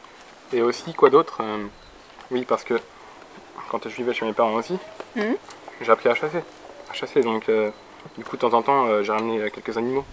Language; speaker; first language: French; native; French